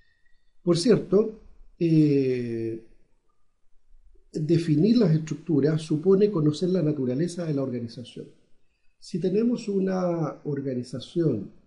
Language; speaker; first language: Spanish; native; Spanish